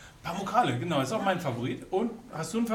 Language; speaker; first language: German; native; German